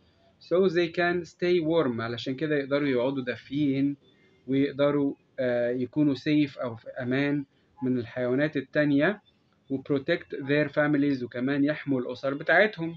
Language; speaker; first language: Arabic; native; Arabic